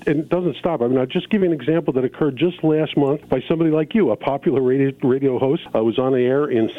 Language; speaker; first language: English; early bilingual, other home language; Sicilian